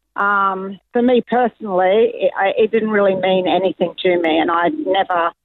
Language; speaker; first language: English; native; English